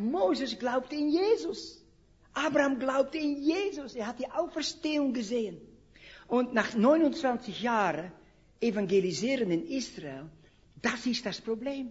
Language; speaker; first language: German; non-native, fluent; Dutch